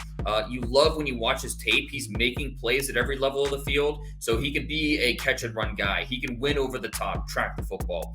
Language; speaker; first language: English; native; English